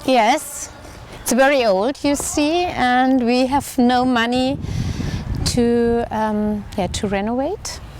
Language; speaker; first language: English; non-native, learner; German